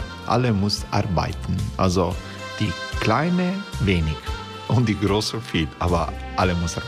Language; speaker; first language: German; non-native, learner; Croatian